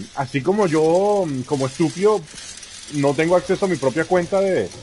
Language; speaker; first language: Spanish; native; Spanish